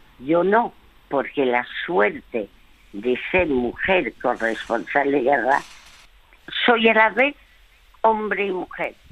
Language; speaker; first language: Spanish; early bilingual, other home language; French